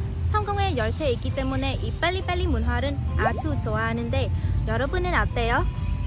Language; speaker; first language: Korean; non-native, fluent; Vietnamese